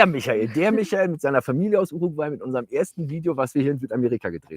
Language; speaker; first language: German; native; German